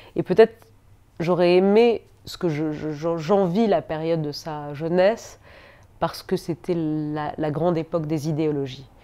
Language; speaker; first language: French; native; French